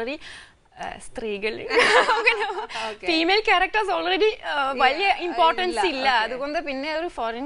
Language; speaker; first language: Malayalam; non-native, fluent; French